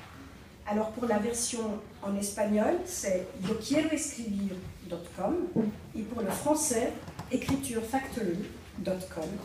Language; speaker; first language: French; native; French